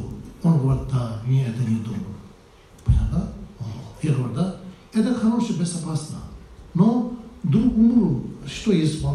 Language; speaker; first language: Russian; non-native, learner; Tibetan